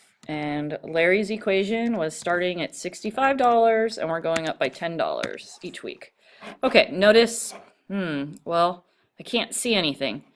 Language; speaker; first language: English; native; English